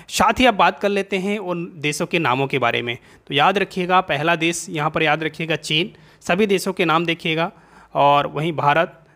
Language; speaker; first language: Hindi; native; Hindi